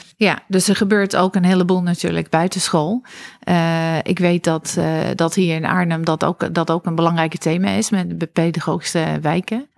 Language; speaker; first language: Dutch; non-native, fluent; English